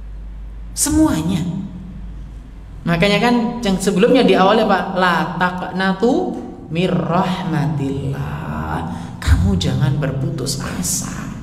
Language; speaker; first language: Indonesian; non-native, local second language; Javanese